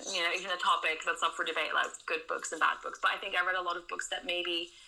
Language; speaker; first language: English; non-native, fluent; Dutch